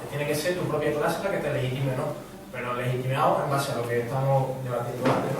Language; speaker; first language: Spanish; native; Spanish